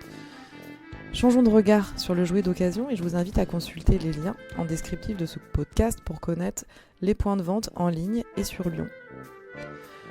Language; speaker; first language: French; native; French